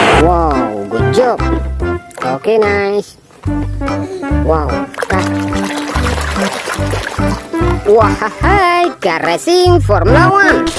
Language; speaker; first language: English; non-native, learner; Indonesian